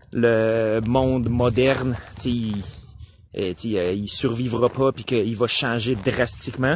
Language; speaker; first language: French; native; French